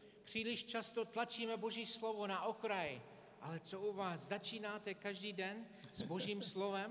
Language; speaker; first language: Czech; non-native, fluent; English